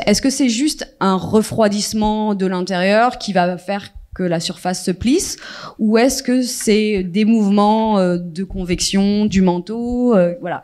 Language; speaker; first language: French; native; French